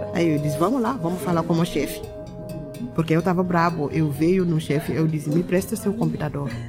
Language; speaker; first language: Portuguese; non-native, learner; Wolof